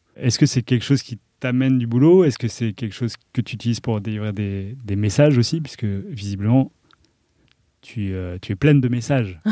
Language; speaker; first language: French; native; French